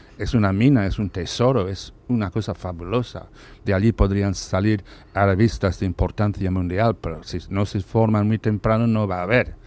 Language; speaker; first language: Spanish; non-native, fluent; English